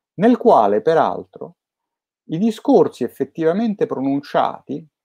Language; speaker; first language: Italian; native; Italian